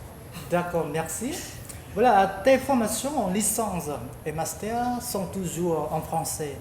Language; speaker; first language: French; non-native, fluent; Khmer